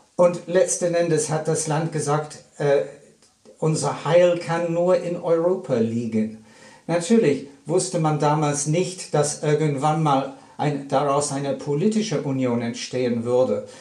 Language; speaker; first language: German; non-native, fluent; English